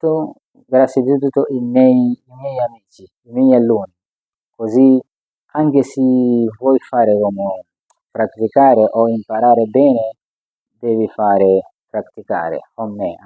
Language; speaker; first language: Italian; non-native, fluent; Swahili